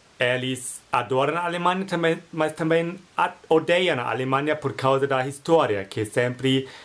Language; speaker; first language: Portuguese; non-native, fluent; German